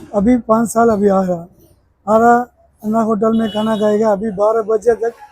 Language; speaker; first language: Hindi; non-native, local second language; Tamil